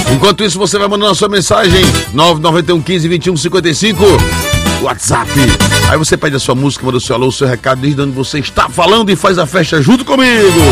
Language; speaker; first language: Portuguese; native; Portuguese